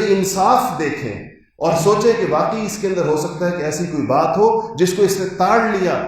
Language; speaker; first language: Urdu; native; Urdu